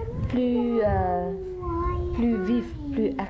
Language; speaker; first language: French; non-native, fluent; Thai